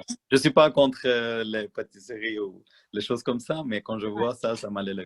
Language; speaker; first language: French; non-native, learner; Malayalam